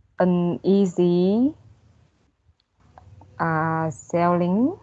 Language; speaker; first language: English; non-native, learner; Vietnamese